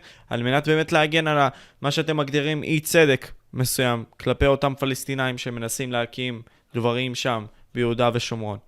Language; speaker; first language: Hebrew; native; Hebrew